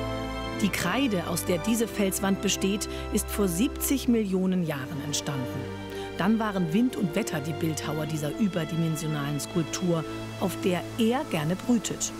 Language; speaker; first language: German; native; German